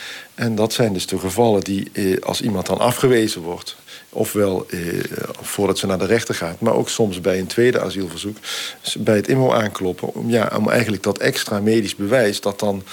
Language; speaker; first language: Dutch; native; Dutch